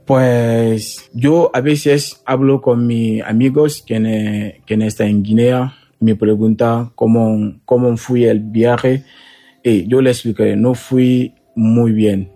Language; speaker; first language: Spanish; non-native, learner; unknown